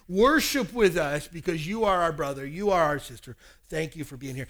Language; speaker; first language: English; native; English